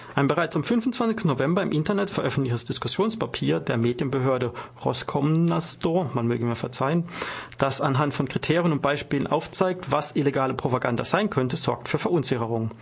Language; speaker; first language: German; native; German